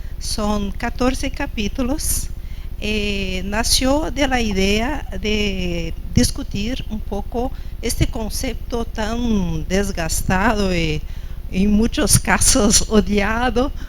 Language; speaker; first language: Spanish; non-native, fluent; Portuguese